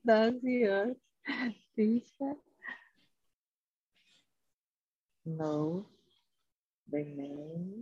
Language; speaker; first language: English; non-native, learner; Portuguese